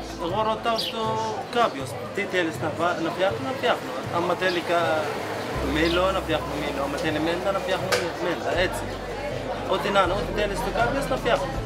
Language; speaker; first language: Greek; non-native, learner; Arabic